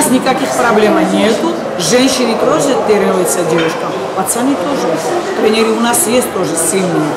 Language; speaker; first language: Russian; non-native, learner; Georgian